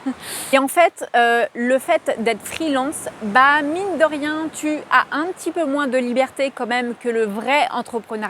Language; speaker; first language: French; native; French